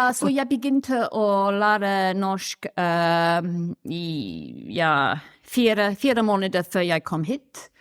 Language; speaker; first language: Norwegian; non-native, fluent; English